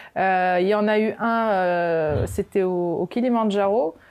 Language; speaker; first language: French; non-native, local second language; Arabic